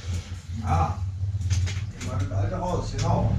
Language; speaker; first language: German; native; German